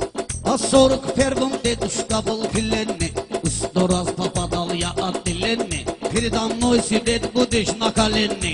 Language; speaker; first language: Russian; non-native, learner; Talysh